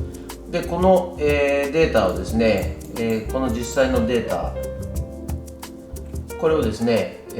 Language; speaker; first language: Japanese; native; Japanese